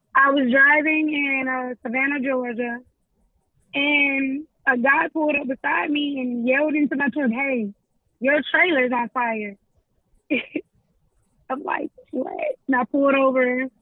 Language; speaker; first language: English; native; English